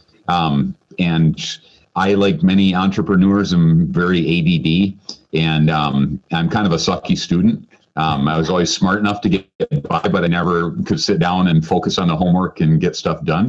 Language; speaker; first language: English; native; English